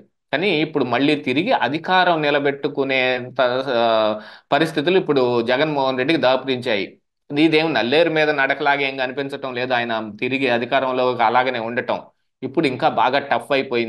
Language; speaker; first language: Telugu; native; Telugu